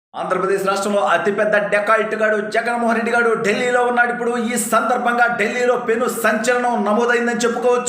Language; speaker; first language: Telugu; native; Telugu